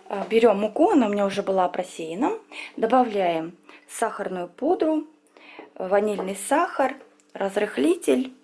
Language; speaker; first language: Russian; native; Russian